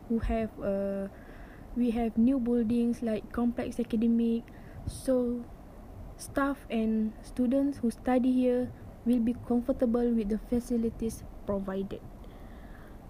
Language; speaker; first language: English; non-native, local second language; Malay